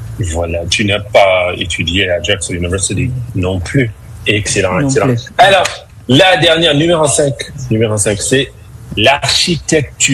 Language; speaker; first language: French; non-native, fluent; English